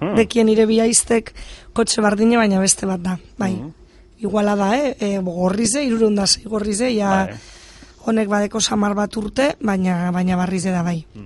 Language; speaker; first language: Basque; native; Basque